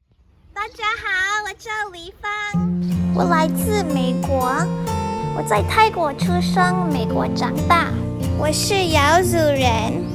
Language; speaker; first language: Chinese; non-native, learner; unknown